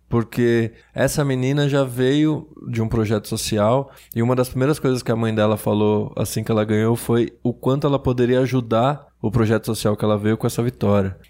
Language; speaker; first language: Portuguese; native; Portuguese